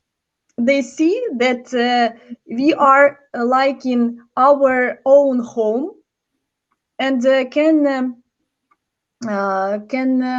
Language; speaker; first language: English; non-native, learner; Ukrainian